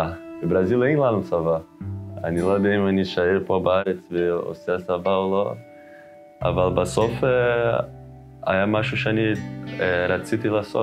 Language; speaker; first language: Hebrew; non-native, learner; Portuguese